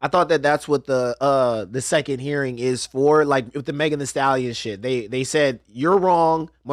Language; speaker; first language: English; native; English